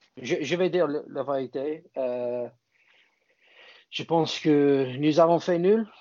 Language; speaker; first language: French; non-native, fluent; English